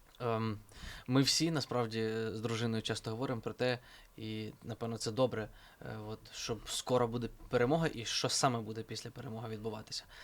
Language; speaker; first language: Ukrainian; native; Ukrainian